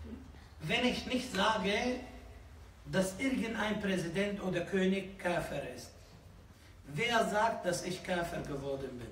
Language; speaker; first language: German; non-native, fluent; Arabic